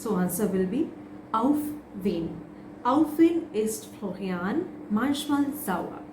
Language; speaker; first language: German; non-native, fluent; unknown